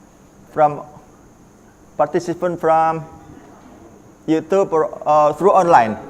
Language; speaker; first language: English; non-native, learner; Indonesian